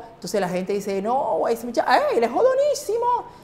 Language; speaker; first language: Spanish; native; Spanish